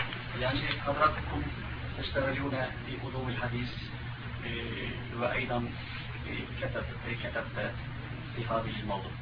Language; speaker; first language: Arabic; non-native, learner; Turkish